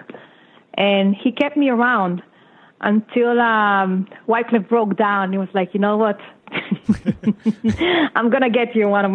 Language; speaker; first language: English; non-native, fluent; Hebrew